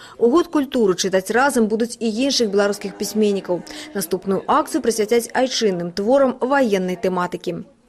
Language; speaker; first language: Belarusian; native; Belarusian